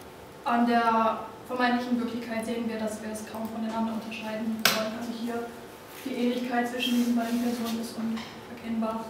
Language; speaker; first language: German; native; German